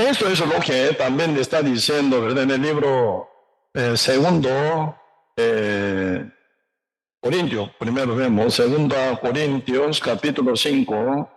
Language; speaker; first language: Spanish; non-native, learner; Korean